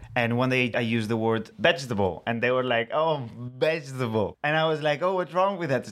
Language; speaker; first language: English; non-native, fluent; Spanish